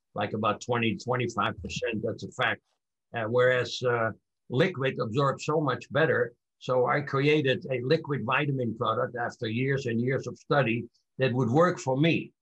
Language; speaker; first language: English; non-native, fluent; Dutch